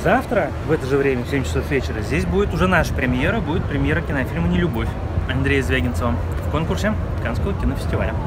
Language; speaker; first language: Russian; native; Russian